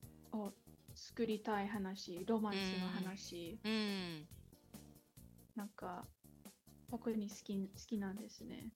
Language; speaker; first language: Japanese; non-native, learner; English